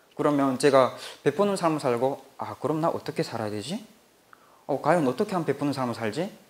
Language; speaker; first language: Korean; native; Korean